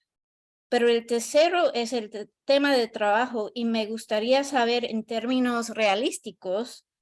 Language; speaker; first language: Spanish; non-native, learner; English